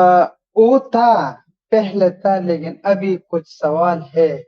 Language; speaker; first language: Hindi; non-native, learner; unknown